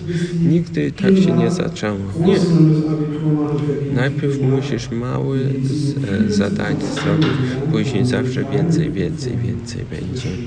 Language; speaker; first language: Polish; early bilingual, heritage; Polish